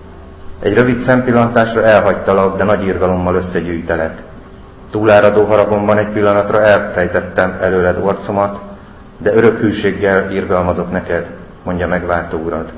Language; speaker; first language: Hungarian; native; Hungarian